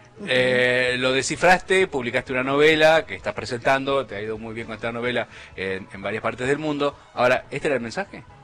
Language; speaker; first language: Spanish; native; Spanish